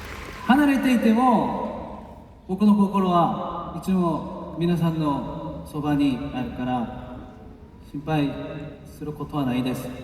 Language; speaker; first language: Japanese; non-native, learner; Korean